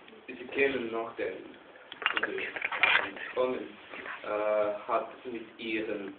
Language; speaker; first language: German; non-native, learner; Russian